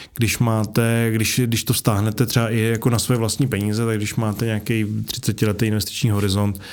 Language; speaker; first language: Czech; native; Czech